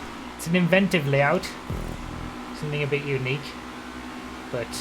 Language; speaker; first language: English; native; English